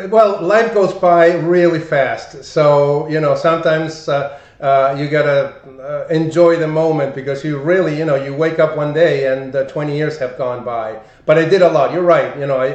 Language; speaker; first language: English; non-native, fluent; Spanish